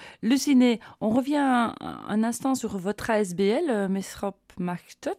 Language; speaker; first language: French; native; French